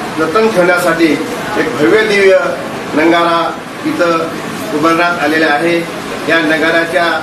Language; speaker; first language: Marathi; non-native, local second language; Lambadi